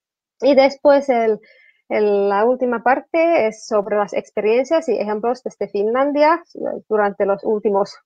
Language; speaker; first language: Spanish; non-native, fluent; Finnish